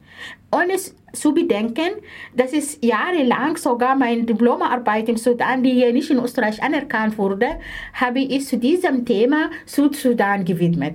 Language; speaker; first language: German; non-native, fluent; Arabic